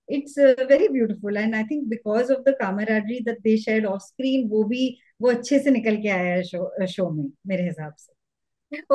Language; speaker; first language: Hindi; native; Hindi